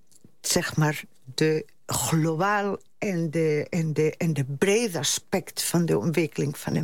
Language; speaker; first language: Dutch; non-native, fluent; Spanish